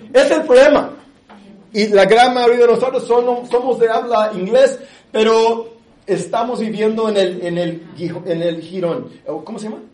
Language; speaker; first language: Spanish; early bilingual, other home language; English